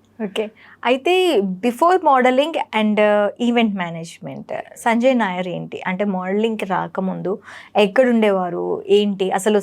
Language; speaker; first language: Telugu; native; Telugu